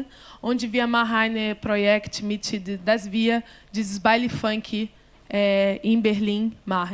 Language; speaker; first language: German; non-native, learner; Portuguese